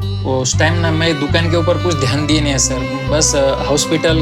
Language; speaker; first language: Hindi; non-native, local second language; Marathi